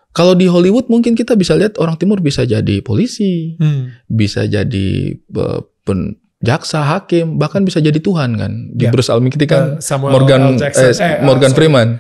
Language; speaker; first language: Indonesian; native; Indonesian